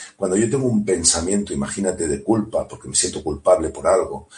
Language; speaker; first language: Spanish; native; Spanish